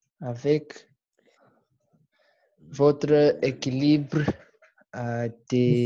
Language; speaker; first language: French; non-native, learner; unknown